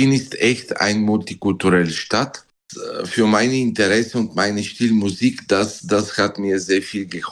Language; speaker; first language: German; non-native, learner; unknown